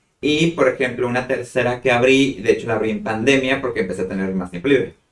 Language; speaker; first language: Spanish; native; Spanish